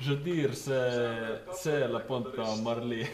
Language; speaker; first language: French; non-native, learner; Estonian